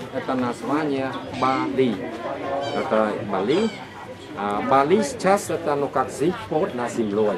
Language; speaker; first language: Russian; non-native, learner; Khmer